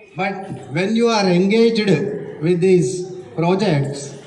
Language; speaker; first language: English; non-native, local second language; Telugu